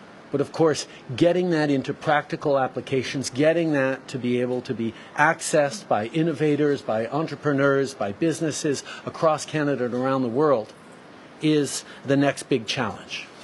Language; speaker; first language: English; early bilingual, other home language; French